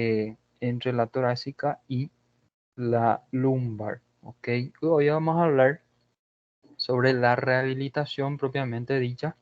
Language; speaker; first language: Spanish; non-native, fluent; Portuguese